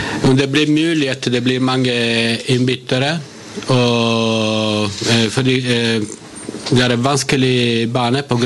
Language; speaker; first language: Norwegian; non-native, learner; Italian